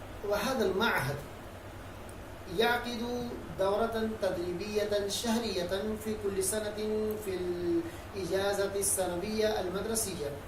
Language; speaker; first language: Arabic; non-native, fluent; Urdu